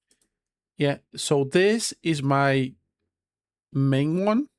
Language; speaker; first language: English; non-native, fluent; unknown